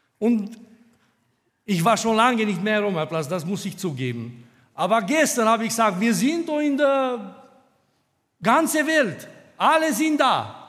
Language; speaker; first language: German; non-native, fluent; Romanian